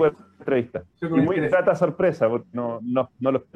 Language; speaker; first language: Spanish; native; Spanish